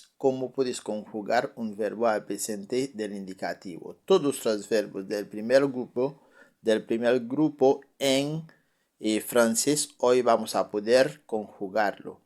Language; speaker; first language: Spanish; non-native, fluent; French